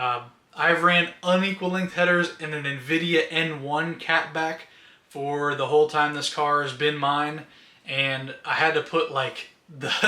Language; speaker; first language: English; native; English